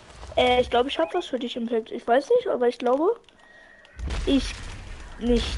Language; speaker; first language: German; non-native, learner; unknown